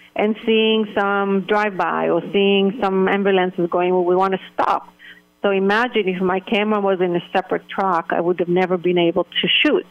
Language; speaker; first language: English; early bilingual, other home language; Hebrew